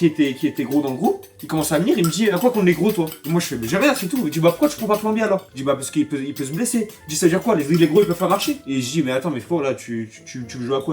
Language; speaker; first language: French; native; French